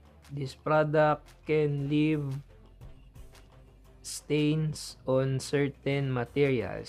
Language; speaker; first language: English; non-native, local second language; Filipino